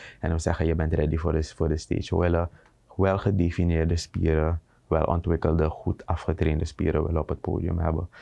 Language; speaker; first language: Dutch; native; Dutch